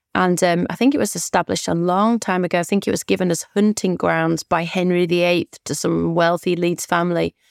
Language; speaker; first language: English; native; English